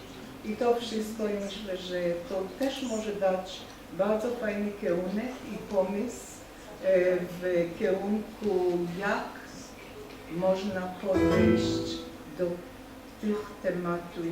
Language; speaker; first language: Polish; non-native, fluent; Hebrew